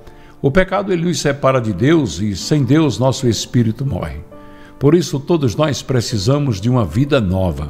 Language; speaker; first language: Portuguese; native; Portuguese